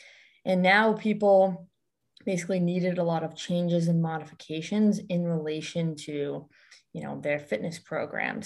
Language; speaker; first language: English; native; English